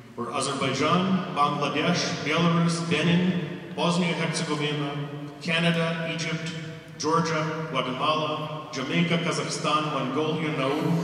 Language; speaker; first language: English; early bilingual, other home language; Ukrainian